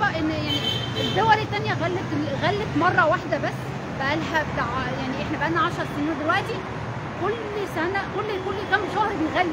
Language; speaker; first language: Arabic; native; Arabic